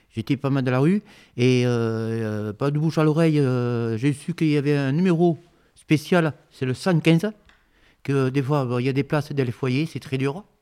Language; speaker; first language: French; native; French